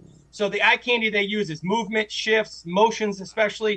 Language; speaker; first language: English; native; English